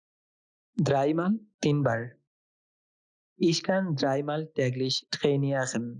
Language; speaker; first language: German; non-native, fluent; Bangla